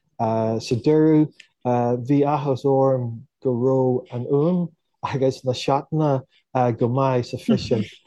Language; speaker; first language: Irish; non-native, local second language; English